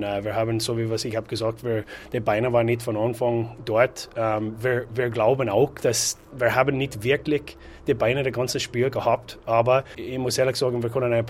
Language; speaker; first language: German; non-native, learner; English